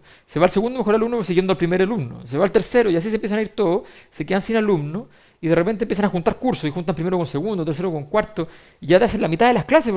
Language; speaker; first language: Spanish; native; Spanish